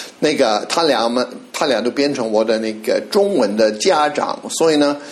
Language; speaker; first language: Chinese; non-native, fluent; English